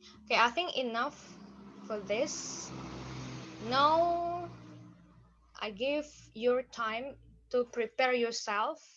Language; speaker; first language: English; non-native, fluent; Indonesian